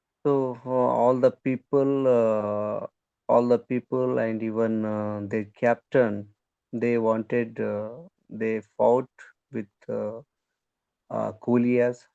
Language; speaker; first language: English; non-native, learner; Kannada